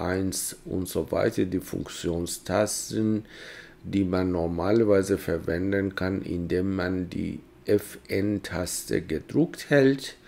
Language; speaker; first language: German; non-native, fluent; Persian